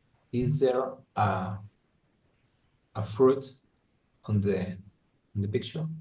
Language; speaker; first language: English; non-native, learner; Spanish